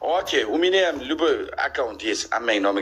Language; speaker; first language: Russian; non-native, learner; Uzbek